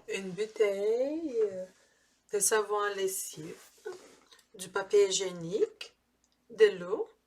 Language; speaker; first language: French; non-native, learner; Portuguese